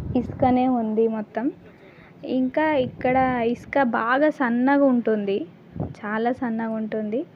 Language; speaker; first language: Telugu; native; Telugu